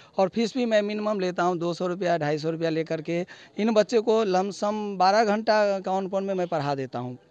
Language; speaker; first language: Hindi; non-native, local second language; Maithili